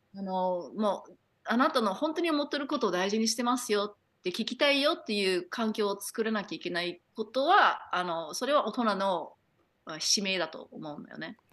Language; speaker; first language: Japanese; early bilingual, heritage; Japanese